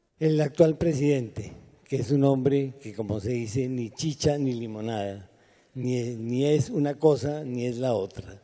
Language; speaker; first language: Spanish; native; Spanish